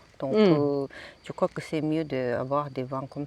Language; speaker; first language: French; non-native, learner; Japanese